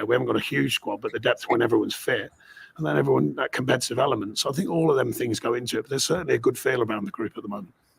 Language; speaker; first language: English; native; English